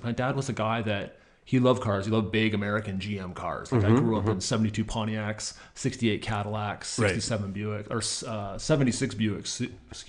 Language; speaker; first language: English; native; English